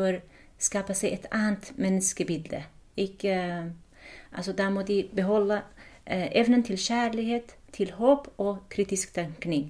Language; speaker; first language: Norwegian; non-native, fluent; Kurdish